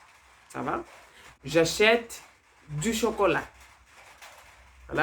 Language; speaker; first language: French; non-native, fluent; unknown